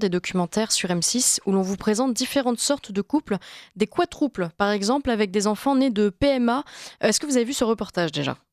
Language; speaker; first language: French; native; French